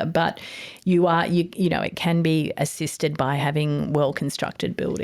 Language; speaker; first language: English; native; English